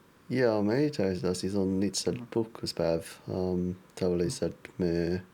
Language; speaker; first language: Estonian; non-native, learner; English